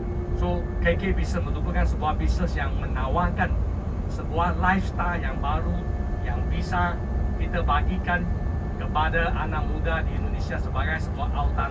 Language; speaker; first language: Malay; non-native, local second language; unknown